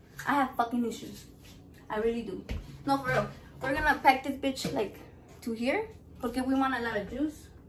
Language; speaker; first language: English; early bilingual, other home language; Spanish